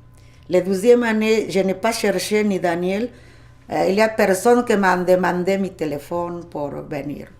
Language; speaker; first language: French; non-native, learner; Spanish